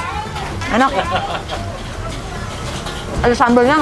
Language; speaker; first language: Indonesian; native; Indonesian